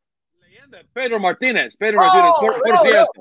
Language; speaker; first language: Spanish; non-native, learner; English